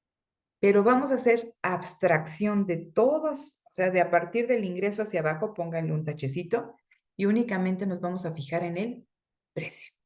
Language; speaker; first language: Spanish; native; Spanish